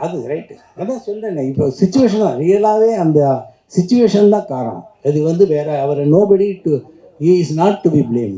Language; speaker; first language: Tamil; native; Tamil